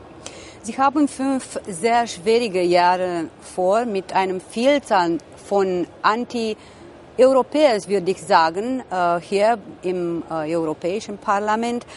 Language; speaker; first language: German; non-native, fluent; Romanian